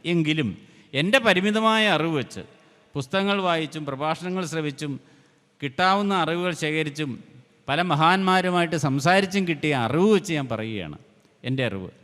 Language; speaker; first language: Malayalam; native; Malayalam